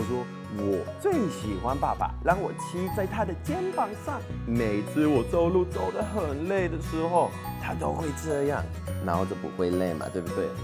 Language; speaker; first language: Chinese; non-native, fluent; Swedish